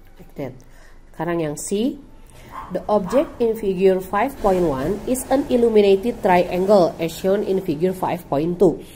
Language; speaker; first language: English; non-native, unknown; Indonesian